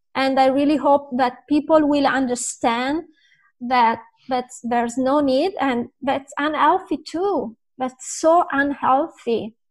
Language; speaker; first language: English; non-native, fluent; Italian